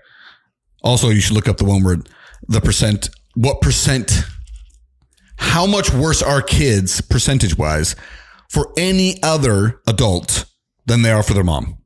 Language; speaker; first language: English; native; English